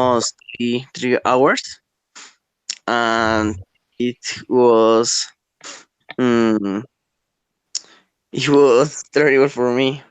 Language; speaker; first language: English; non-native, learner; Spanish